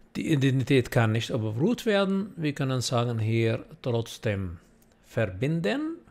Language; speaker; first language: German; non-native, fluent; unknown